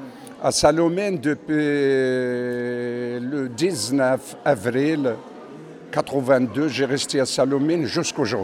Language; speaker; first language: French; non-native, fluent; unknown